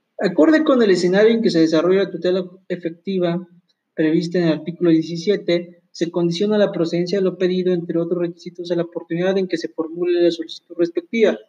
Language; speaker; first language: Spanish; native; Spanish